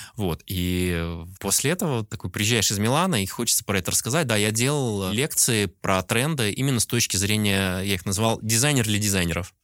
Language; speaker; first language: Russian; native; Russian